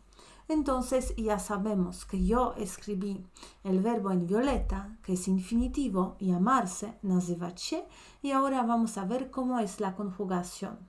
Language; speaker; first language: Spanish; non-native, fluent; Polish